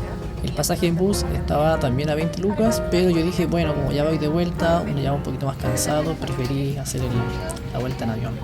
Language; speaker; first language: Spanish; native; Spanish